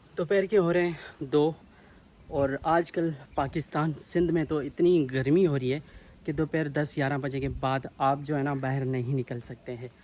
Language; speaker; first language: Urdu; non-native, local second language; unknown